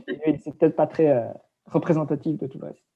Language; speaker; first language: French; native; French